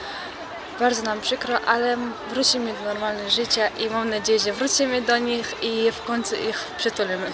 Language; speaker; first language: Polish; early bilingual, other home language; Chechen